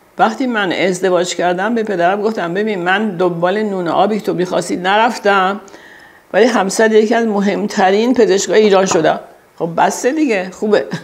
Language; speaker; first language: Persian; early bilingual, heritage; Persian